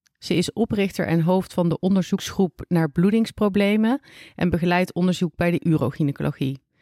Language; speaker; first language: Dutch; native; Dutch